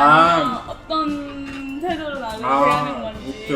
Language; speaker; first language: Korean; non-native, fluent; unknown